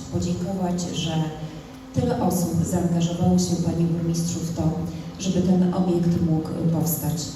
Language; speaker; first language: Polish; native; Polish